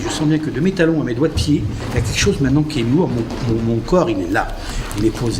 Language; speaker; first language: French; native; French